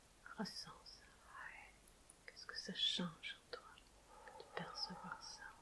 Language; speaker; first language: French; native; French